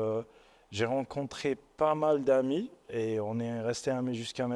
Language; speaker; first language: French; non-native, local second language; Arabic